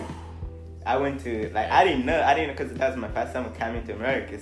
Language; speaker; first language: English; early bilingual, other home language; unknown